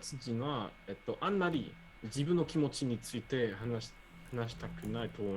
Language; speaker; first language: Japanese; non-native, learner; English